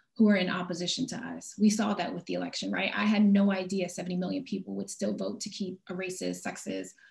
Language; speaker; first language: English; native; English